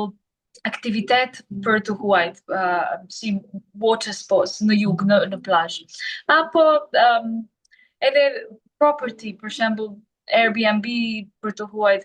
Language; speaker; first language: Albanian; non-native, learner; English